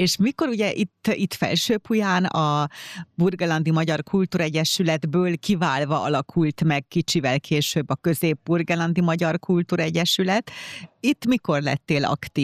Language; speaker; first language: Hungarian; native; Hungarian